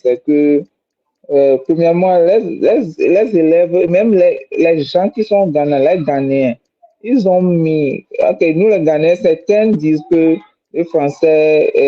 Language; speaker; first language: French; non-native, fluent; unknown